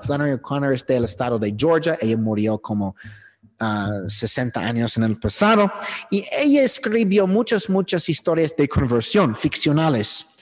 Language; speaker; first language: Spanish; non-native, fluent; English